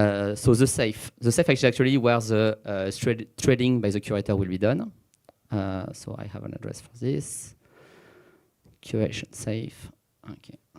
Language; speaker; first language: English; non-native, fluent; French